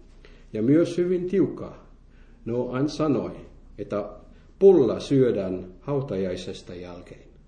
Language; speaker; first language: Finnish; non-native, fluent; French